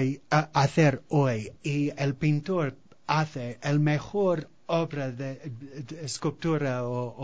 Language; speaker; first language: Spanish; non-native, fluent; English